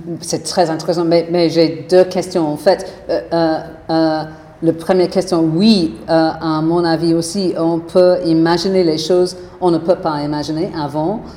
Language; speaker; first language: French; non-native, fluent; English